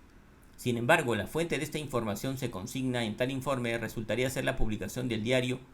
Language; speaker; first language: Spanish; native; Spanish